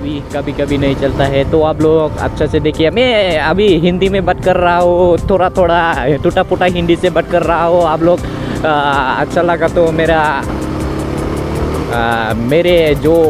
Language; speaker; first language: Hindi; non-native, learner; Bodo